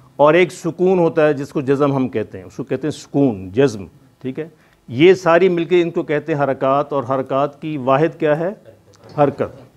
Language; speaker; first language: Urdu; non-native, local second language; Punjabi